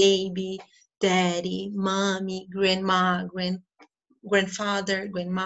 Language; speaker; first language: English; non-native, fluent; Portuguese